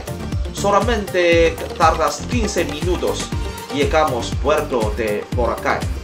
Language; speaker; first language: Spanish; non-native, learner; Chinese